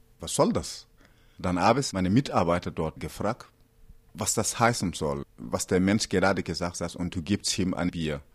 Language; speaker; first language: German; non-native, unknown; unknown